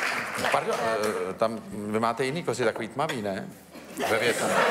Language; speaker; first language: Czech; native; Czech